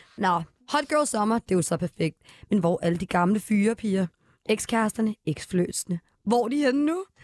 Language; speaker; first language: Danish; native; Danish